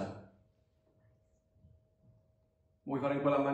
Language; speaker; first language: Italian; non-native, fluent; English